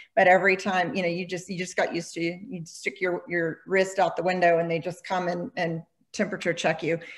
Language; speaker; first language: English; native; English